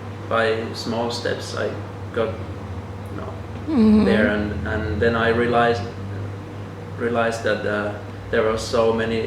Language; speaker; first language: English; non-native, fluent; Finnish